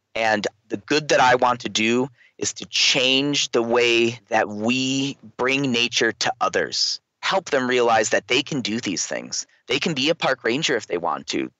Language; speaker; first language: English; native; English